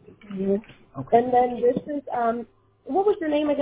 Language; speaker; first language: English; early bilingual, other home language; Spanish